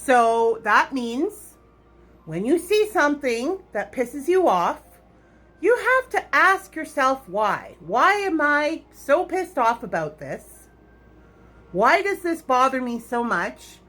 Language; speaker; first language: English; native; English